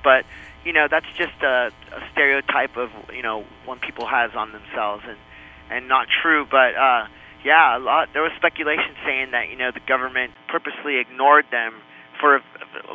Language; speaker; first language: English; non-native, fluent; Spanish